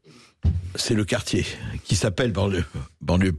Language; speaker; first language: French; native; French